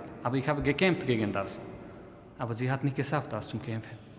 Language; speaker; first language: German; non-native, learner; Nepali